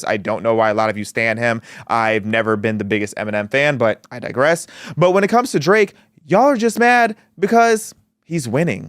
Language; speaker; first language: English; native; English